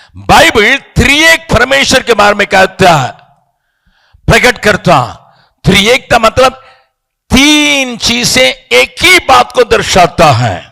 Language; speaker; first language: Hindi; non-native, local second language; Tamil